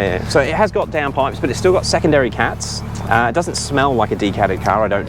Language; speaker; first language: English; native; English